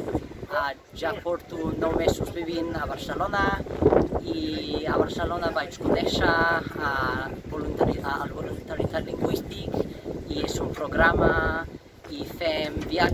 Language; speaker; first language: Catalan; non-native, learner; English